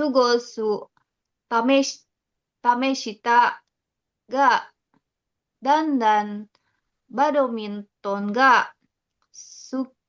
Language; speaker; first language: Japanese; non-native, learner; Indonesian